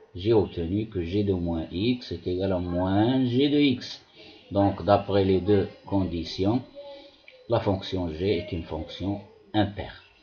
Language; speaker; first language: French; non-native, local second language; Arabic